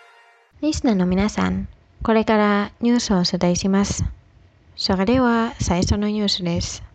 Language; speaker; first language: Japanese; non-native, fluent; Indonesian